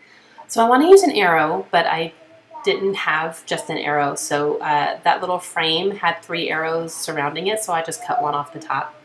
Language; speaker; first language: English; native; English